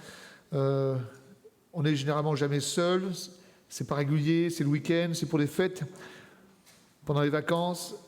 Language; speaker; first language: French; native; French